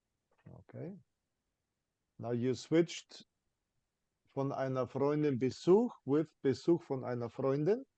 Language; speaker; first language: German; non-native, fluent; English